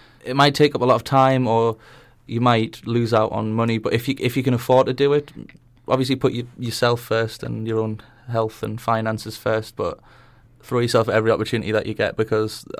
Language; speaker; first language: English; native; English